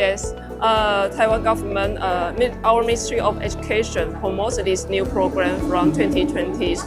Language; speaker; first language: English; non-native, learner; Chinese